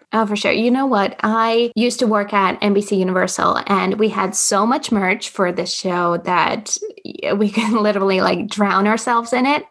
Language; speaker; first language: English; non-native, fluent; Latvian